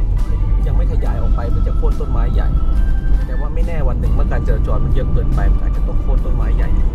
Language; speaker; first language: Thai; native; Thai